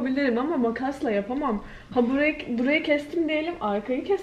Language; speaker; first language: Turkish; native; Turkish